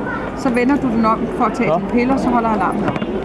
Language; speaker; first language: Danish; native; Danish